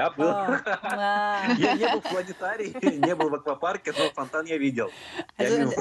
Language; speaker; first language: Russian; native; Russian